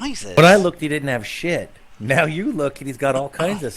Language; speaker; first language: English; native; English